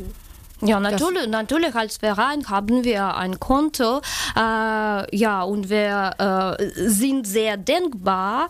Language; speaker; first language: German; non-native, fluent; Ukrainian